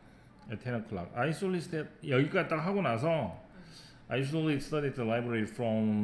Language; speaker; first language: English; non-native, fluent; Korean